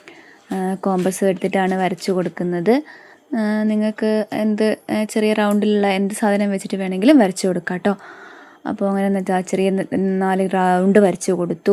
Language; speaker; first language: Malayalam; native; Malayalam